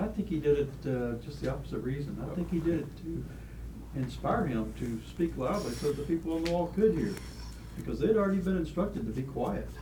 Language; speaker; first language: English; native; English